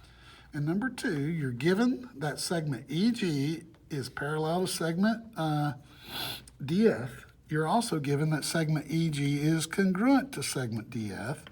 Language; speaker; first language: English; native; English